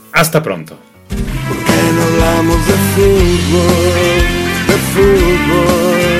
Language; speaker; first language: Spanish; native; Spanish